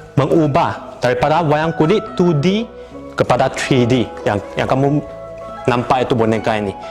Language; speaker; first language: Malay; non-native, local second language; Min Nan Chinese